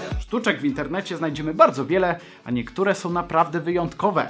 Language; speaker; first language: Polish; native; Polish